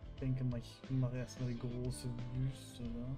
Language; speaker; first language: German; native; German